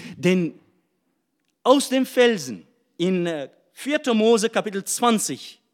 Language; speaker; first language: German; non-native, fluent; Arabic